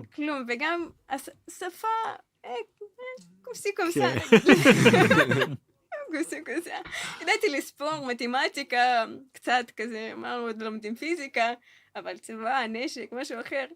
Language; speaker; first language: Hebrew; non-native, fluent; Russian